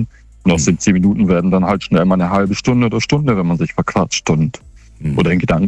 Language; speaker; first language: German; native; German